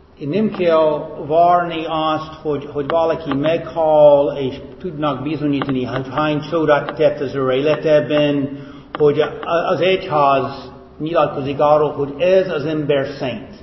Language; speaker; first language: Hungarian; non-native, fluent; English